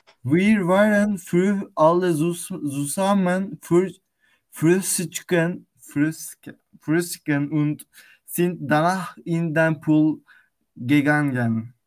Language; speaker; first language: German; non-native, learner; Turkish